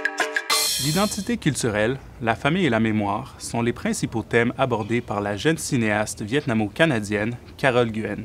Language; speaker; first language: French; native; French